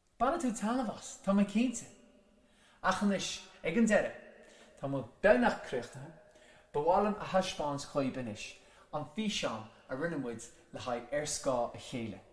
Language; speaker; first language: Irish; native; Irish